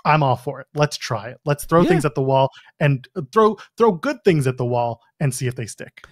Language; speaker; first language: English; native; English